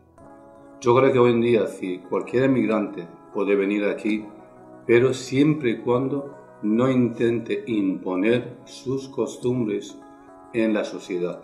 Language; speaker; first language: Spanish; non-native, fluent; Persian